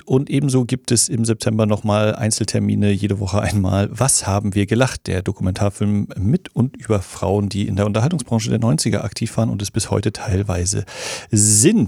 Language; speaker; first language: German; native; German